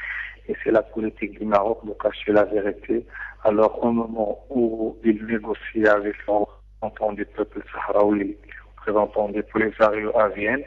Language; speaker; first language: French; non-native, local second language; Arabic